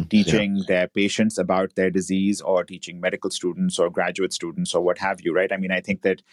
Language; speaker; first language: English; native; English